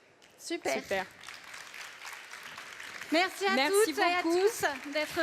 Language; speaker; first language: French; native; French